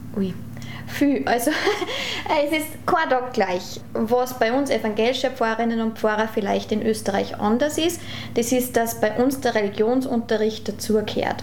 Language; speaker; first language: German; native; German